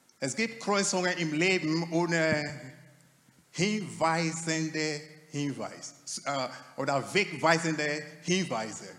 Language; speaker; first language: German; non-native, fluent; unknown